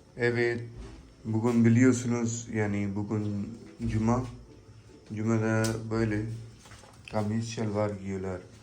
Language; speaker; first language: Turkish; non-native, learner; Urdu